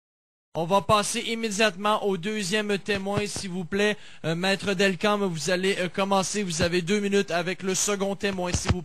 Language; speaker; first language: French; native; French